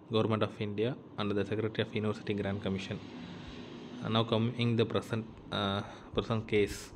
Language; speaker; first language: English; non-native, local second language; Tamil